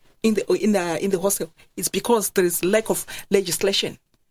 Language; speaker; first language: English; non-native, local second language; Shona